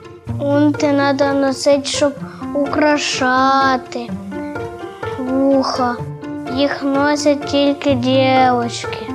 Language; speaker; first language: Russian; non-native, local second language; Ukrainian